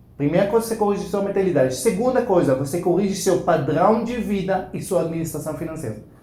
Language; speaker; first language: Portuguese; non-native, fluent; Hebrew